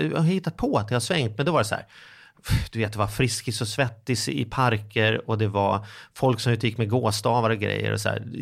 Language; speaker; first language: Swedish; native; Swedish